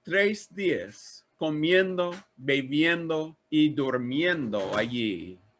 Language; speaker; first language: Spanish; non-native, learner; English